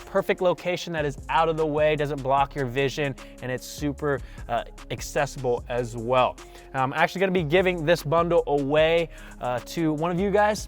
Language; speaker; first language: English; native; English